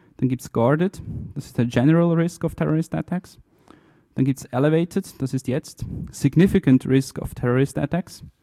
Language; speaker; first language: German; early bilingual, other home language; Italian